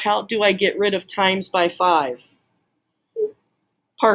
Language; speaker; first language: English; native; English